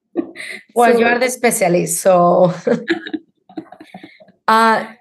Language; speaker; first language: English; non-native, fluent; Spanish